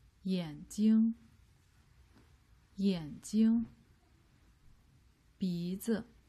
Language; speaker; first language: Chinese; native; Chinese